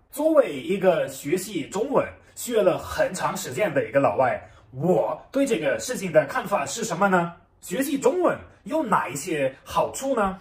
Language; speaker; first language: Chinese; non-native, fluent; German